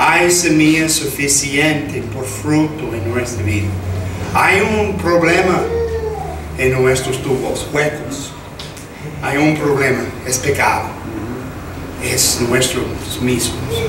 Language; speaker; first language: Spanish; non-native, fluent; English